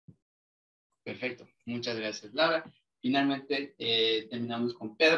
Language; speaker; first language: Spanish; native; Spanish